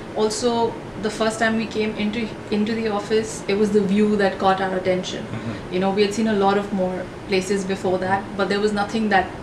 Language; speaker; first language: English; non-native, local second language; Hindi